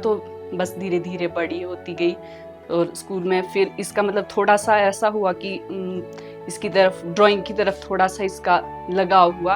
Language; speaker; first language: Hindi; native; Hindi